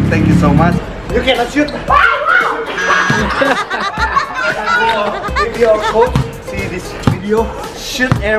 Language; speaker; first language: English; non-native, fluent; Indonesian